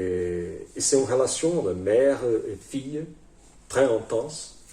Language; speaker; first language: French; non-native, fluent; Portuguese